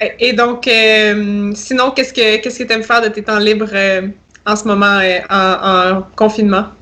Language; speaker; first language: French; native; French